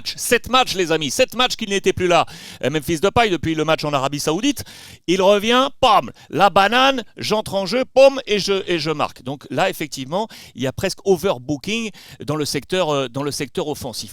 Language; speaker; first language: French; native; French